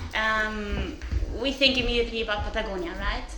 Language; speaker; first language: English; non-native, fluent; German